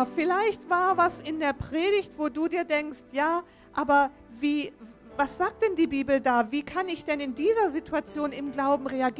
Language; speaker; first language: German; native; German